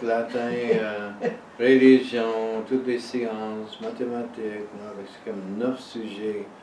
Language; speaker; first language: French; non-native, learner; English